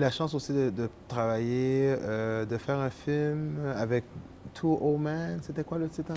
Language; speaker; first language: French; native; French